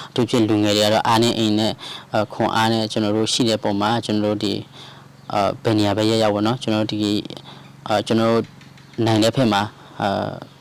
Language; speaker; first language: Burmese; non-native, local second language; S'gaw Karen